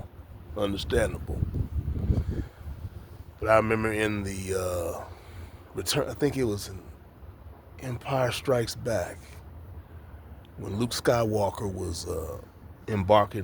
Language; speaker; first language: English; native; English